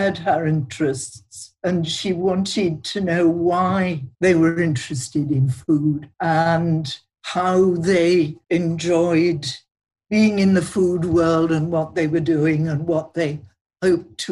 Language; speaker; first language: English; native; English